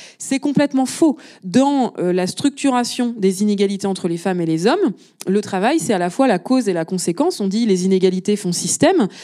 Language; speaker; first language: French; native; French